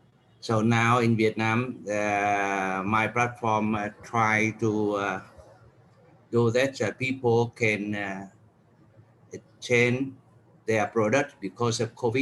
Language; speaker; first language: English; non-native, learner; Vietnamese